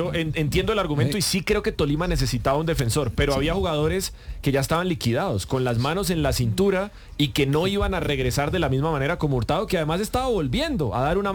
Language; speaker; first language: Spanish; native; Spanish